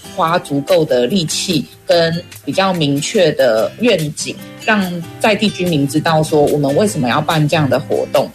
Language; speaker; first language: Chinese; non-native, local second language; Min Nan Chinese